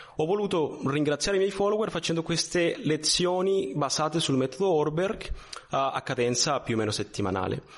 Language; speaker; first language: Italian; early bilingual, heritage; Spanish